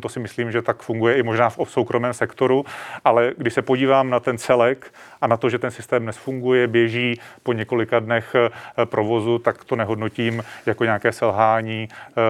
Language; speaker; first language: Czech; native; Czech